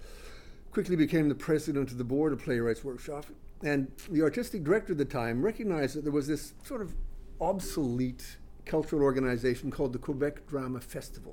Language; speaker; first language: English; native; English